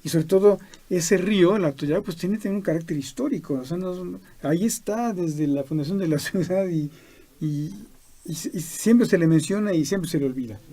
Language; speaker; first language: Spanish; native; Spanish